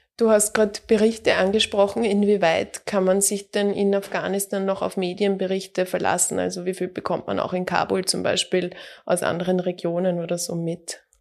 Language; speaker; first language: German; native; German